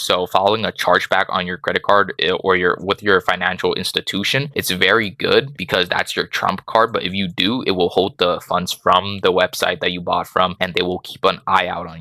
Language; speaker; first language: English; native; English